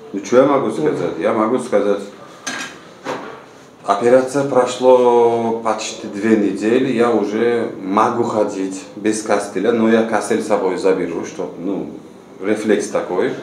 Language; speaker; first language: Russian; non-native, local second language; Uzbek